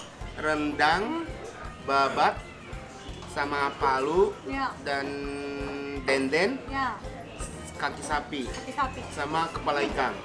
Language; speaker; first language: Indonesian; non-native, fluent; Japanese